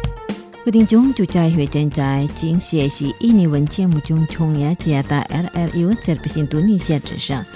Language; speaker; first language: Chinese; non-native, learner; Indonesian